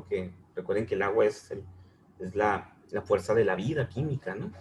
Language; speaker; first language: Spanish; native; Spanish